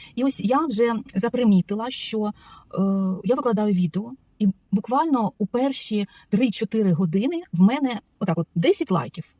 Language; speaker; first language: Ukrainian; non-native, local second language; Russian